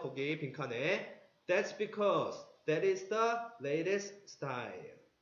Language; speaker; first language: English; non-native, fluent; Korean